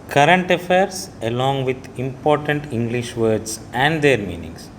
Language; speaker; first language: English; non-native, local second language; Telugu